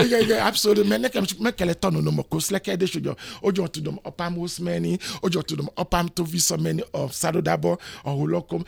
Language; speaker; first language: Hungarian; non-native, fluent; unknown